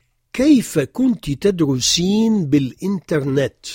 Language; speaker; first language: Arabic; non-native, fluent; French